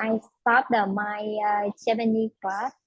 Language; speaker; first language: English; non-native, learner; Vietnamese